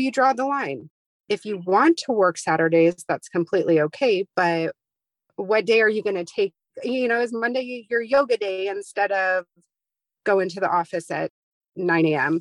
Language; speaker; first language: English; native; English